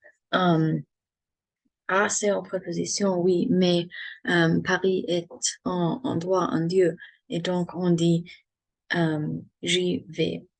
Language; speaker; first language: French; non-native, learner; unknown